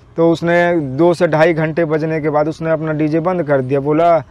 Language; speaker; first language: Hindi; native; Hindi